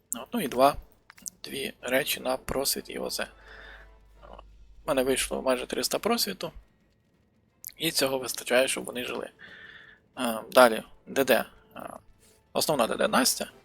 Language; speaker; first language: Ukrainian; native; Ukrainian